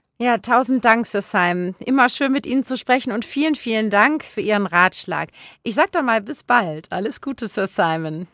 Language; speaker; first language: German; native; German